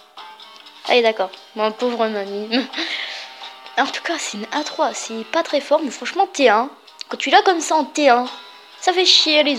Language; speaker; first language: French; native; French